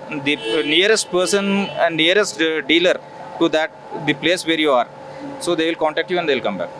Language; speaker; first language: English; non-native, local second language; Telugu